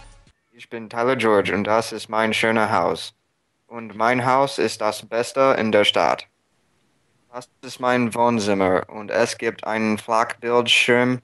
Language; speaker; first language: German; non-native, learner; English